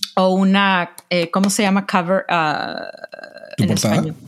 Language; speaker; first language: Spanish; early bilingual, heritage; Spanish